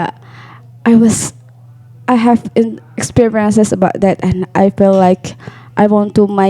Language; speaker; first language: English; non-native, learner; Indonesian